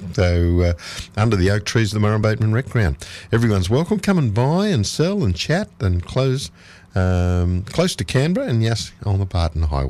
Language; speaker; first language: English; native; English